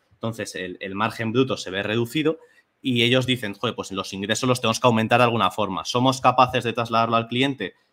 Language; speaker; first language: Spanish; native; Spanish